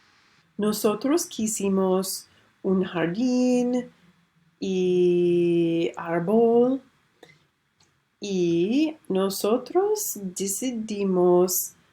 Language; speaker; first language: Spanish; non-native, learner; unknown